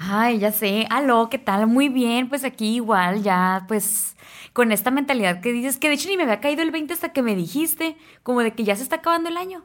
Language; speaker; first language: Spanish; native; Spanish